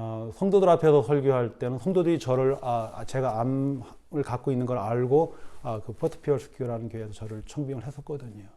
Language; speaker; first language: Korean; native; Korean